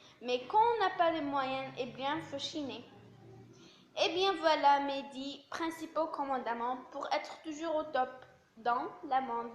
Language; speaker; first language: French; non-native, local second language; Arabic